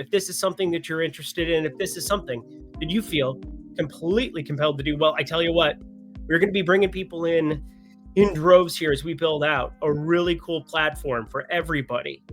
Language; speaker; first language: English; native; English